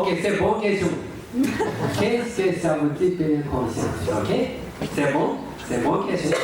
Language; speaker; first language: French; non-native, learner; Tibetan